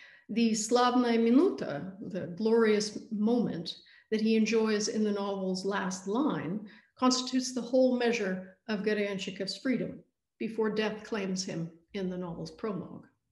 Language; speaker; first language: English; native; English